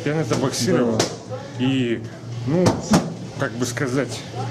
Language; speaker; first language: Russian; native; Russian